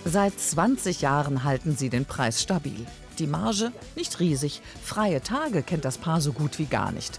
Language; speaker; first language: German; native; German